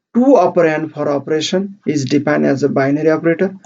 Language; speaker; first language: English; non-native, local second language; Nepali